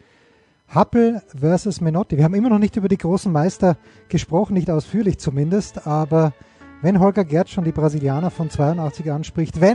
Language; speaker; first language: German; native; German